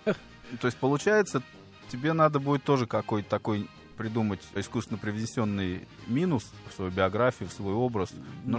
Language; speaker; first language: Russian; native; Russian